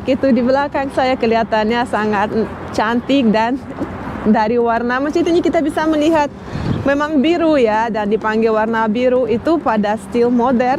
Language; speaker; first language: Indonesian; non-native, fluent; Russian